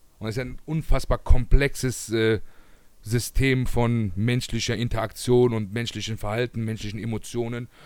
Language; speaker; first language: German; early bilingual, other home language; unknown